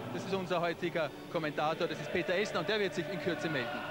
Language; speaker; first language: German; native; German